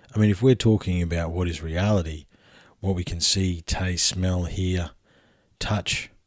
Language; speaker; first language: English; native; English